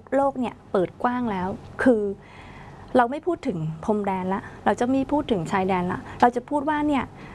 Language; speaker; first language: Thai; non-native, fluent; Khmer